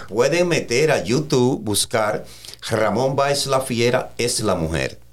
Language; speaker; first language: Spanish; native; Spanish